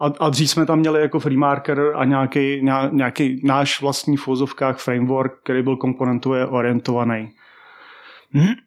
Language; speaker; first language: Czech; native; Czech